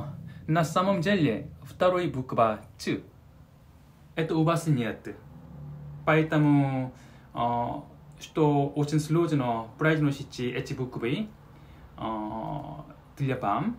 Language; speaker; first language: Russian; non-native, learner; Korean